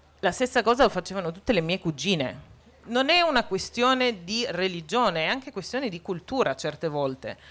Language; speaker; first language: Italian; non-native, fluent; Arabic